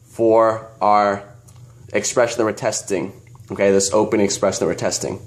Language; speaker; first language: English; native; English